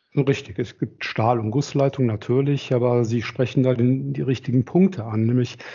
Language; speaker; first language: German; native; German